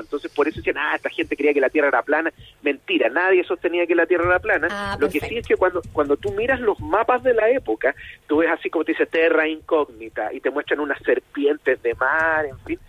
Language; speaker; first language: Spanish; native; Spanish